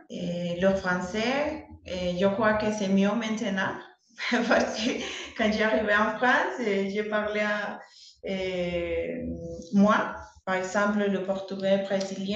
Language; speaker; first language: French; non-native, learner; Spanish